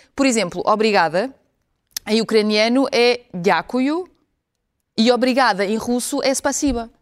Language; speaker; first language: Portuguese; early bilingual, other home language; Ukrainian